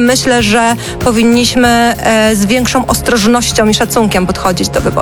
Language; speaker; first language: Polish; native; Polish